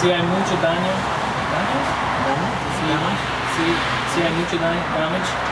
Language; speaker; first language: Spanish; non-native, learner; English